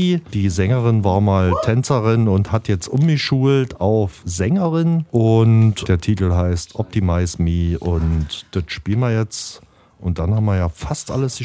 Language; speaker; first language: German; native; German